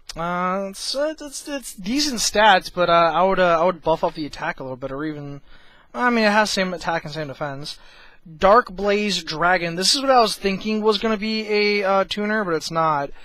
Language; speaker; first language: English; native; English